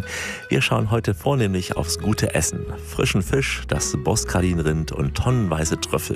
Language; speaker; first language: German; native; German